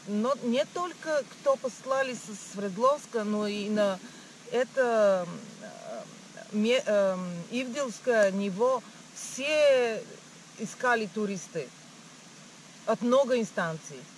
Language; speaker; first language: Russian; non-native, learner; Bulgarian